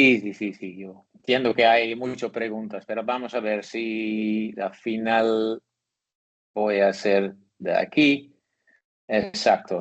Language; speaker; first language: Spanish; non-native, learner; Dutch